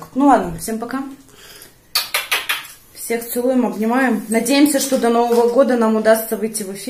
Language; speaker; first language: Russian; native; Russian